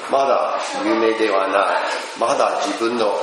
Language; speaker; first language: Japanese; non-native, fluent; English